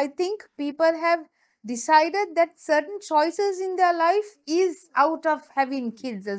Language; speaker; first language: English; non-native, local second language; Sinhala